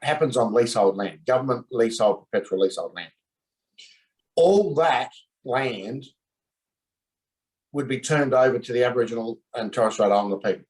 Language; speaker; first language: English; native; English